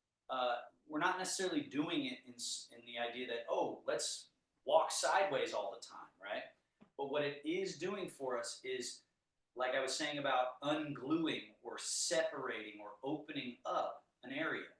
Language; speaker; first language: English; native; English